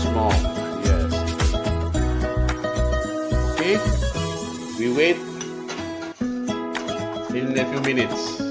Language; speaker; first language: English; non-native, learner; Indonesian